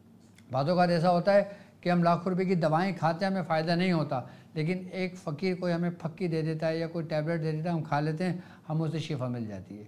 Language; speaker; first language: Urdu; native; Urdu